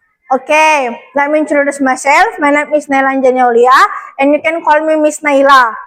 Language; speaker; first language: English; non-native, learner; Indonesian